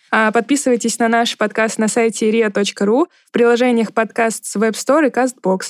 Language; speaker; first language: Russian; native; Russian